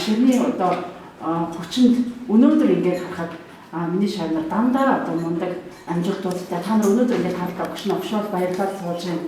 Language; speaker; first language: Mongolian; native; Mongolian